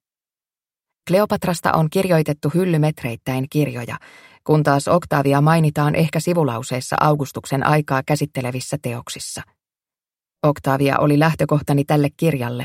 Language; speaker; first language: Finnish; native; Finnish